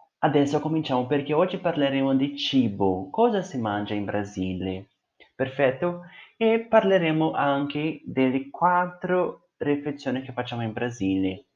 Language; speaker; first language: Italian; non-native, fluent; Portuguese